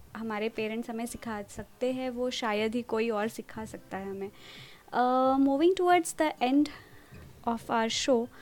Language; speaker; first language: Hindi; non-native, local second language; Marathi